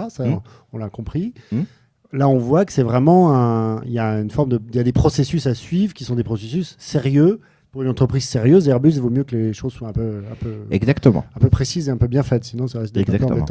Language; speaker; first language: French; native; French